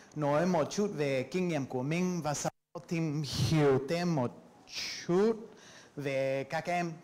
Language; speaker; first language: Vietnamese; non-native, learner; English